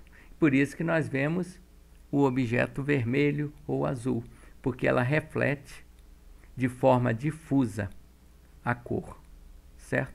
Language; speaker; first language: Portuguese; native; Portuguese